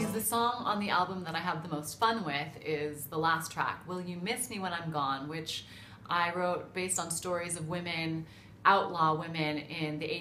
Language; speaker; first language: English; native; English